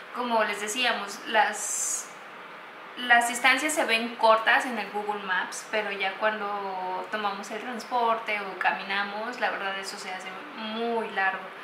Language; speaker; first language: Spanish; native; Spanish